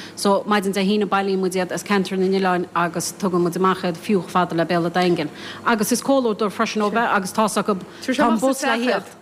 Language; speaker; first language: Irish; native; Irish